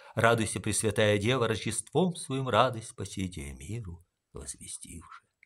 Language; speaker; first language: Russian; non-native, local second language; Ukrainian